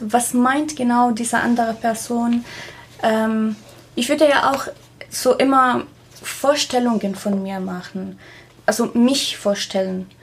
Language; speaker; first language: German; non-native, fluent; Arabic